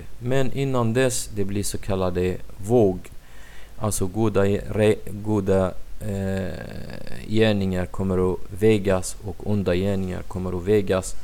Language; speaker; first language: Swedish; non-native, fluent; Arabic